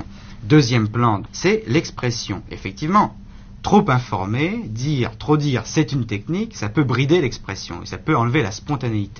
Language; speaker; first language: French; native; French